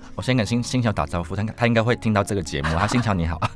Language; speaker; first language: Chinese; non-native, local second language; Cantonese